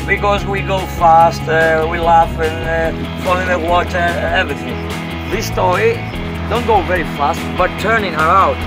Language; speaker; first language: English; non-native, learner; Greek